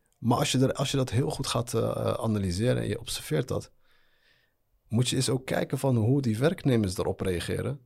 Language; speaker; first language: Dutch; early bilingual, other home language; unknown